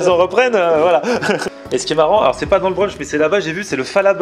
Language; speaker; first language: French; native; French